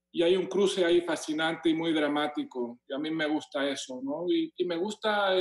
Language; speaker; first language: Spanish; native; Spanish